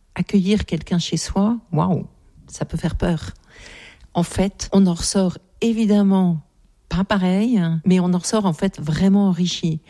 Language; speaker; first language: French; native; French